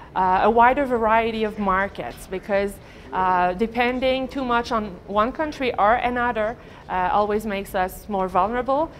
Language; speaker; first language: English; non-native, fluent; French